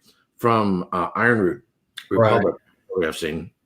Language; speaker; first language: English; native; English